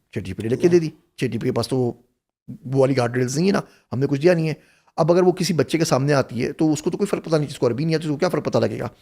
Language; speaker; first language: Urdu; native; Urdu